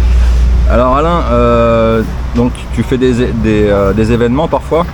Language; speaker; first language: French; native; French